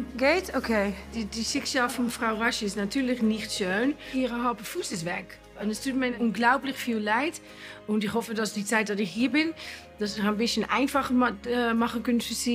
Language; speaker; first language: German; non-native, fluent; Spanish